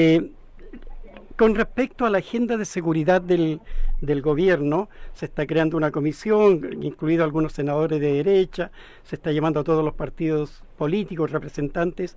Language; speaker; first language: Spanish; native; Spanish